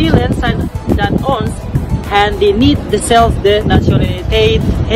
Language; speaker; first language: Dutch; non-native, learner; Indonesian